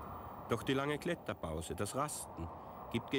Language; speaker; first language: German; native; German